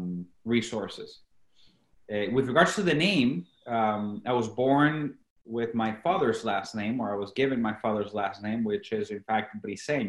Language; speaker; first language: English; non-native, fluent; Spanish